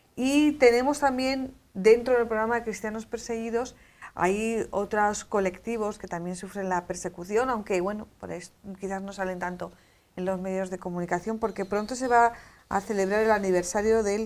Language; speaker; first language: Spanish; native; Spanish